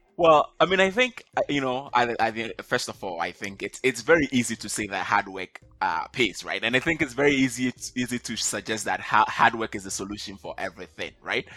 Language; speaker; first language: English; non-native, local second language; Akan